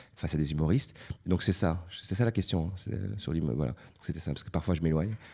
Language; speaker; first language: French; native; French